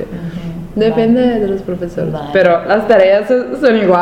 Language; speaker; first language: Spanish; non-native, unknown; Italian